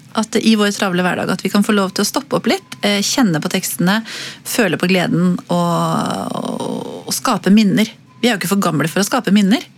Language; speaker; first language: Norwegian; native; Norwegian